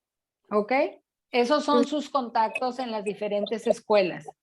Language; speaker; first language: Spanish; native; Spanish